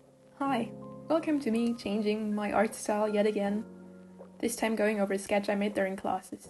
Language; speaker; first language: English; non-native, fluent; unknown